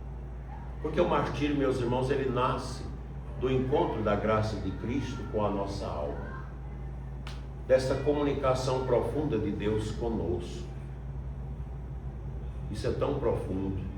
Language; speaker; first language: Portuguese; native; Portuguese